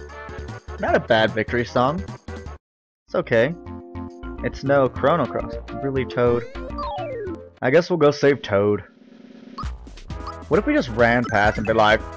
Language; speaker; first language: English; native; English